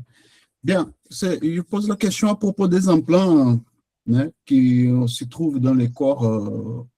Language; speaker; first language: French; non-native, fluent; Portuguese